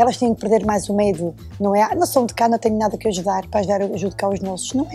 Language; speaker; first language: Portuguese; native; Portuguese